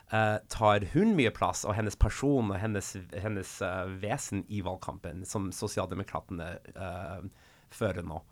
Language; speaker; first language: Swedish; non-native, fluent; English